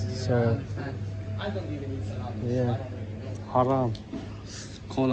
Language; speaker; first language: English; non-native, learner; Turkish